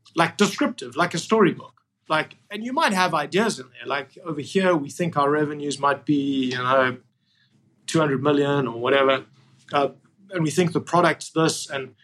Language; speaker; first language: English; native; English